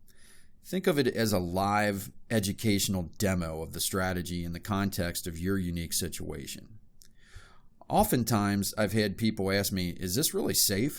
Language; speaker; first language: English; native; English